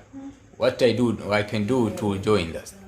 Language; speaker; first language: English; non-native, learner; Swahili